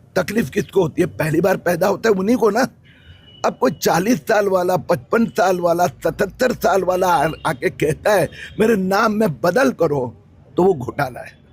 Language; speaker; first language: Hindi; non-native, local second language; Marathi